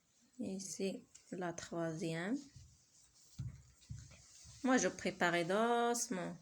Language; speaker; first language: French; non-native, learner; Arabic